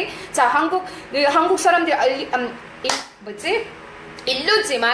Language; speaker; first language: Korean; non-native, fluent; Iloko